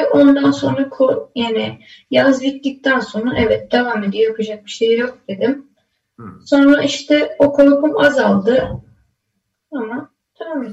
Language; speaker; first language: Turkish; early bilingual, other home language; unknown